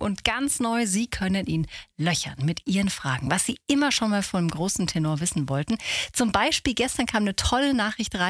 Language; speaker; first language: German; native; German